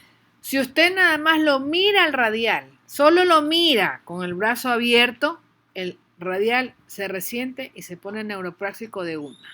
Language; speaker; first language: Spanish; native; Spanish